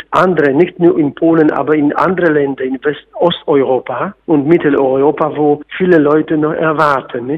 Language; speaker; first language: German; non-native, fluent; Polish